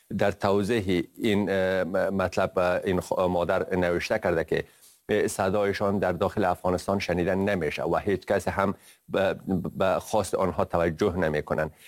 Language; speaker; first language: Persian; native; Persian